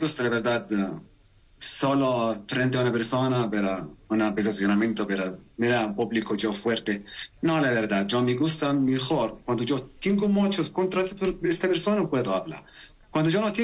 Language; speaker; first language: Spanish; non-native, learner; Arabic